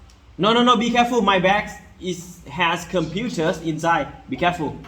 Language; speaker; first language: English; non-native, learner; Lao